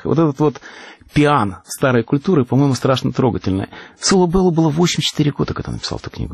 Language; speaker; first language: Russian; native; Russian